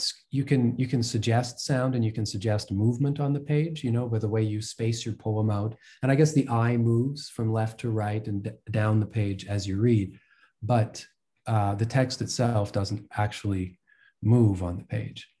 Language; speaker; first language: English; native; English